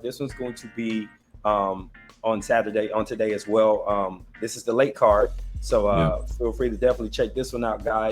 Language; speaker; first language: English; native; English